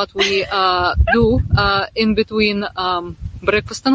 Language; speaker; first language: English; non-native, fluent; Russian